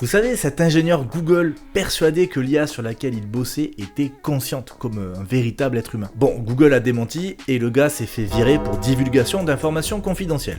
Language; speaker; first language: French; native; French